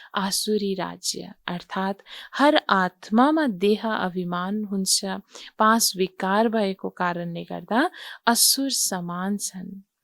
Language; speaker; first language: Nepali; native; Nepali